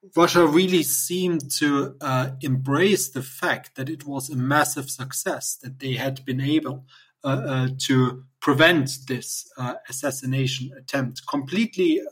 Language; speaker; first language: English; non-native, fluent; German